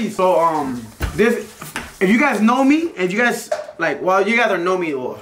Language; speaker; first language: English; early bilingual, other home language; Spanish